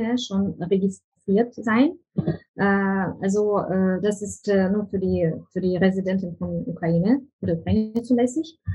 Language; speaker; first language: German; non-native, fluent; Ukrainian